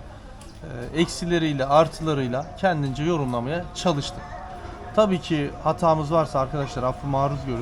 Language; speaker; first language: Turkish; native; Turkish